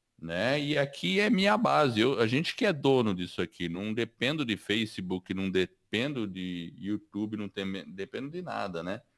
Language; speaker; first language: Portuguese; early bilingual, other home language; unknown